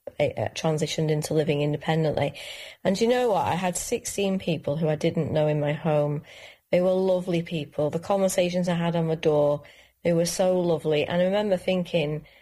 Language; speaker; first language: English; native; English